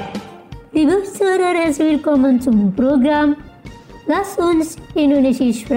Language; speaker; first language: German; non-native, fluent; Indonesian